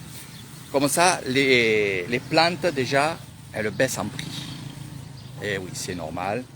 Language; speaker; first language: French; native; French